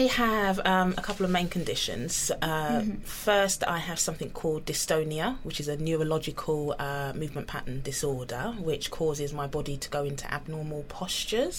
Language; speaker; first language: English; native; English